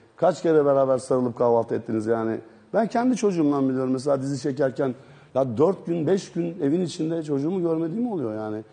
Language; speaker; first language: Turkish; native; Turkish